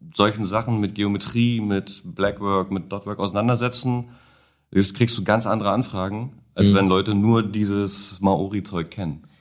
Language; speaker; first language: German; native; German